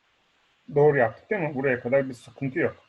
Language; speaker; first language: Turkish; native; Turkish